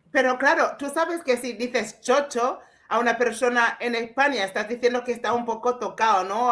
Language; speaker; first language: Spanish; non-native, fluent; English